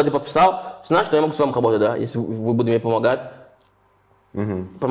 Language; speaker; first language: Russian; non-native, fluent; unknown